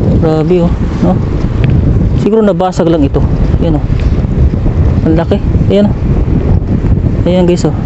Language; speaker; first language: Filipino; non-native, local second language; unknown